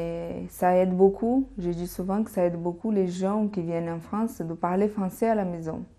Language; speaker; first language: French; non-native, fluent; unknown